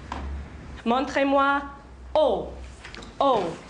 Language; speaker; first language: French; non-native, fluent; English